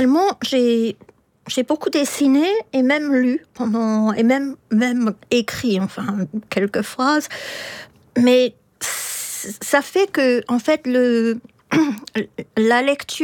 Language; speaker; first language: French; non-native, fluent; English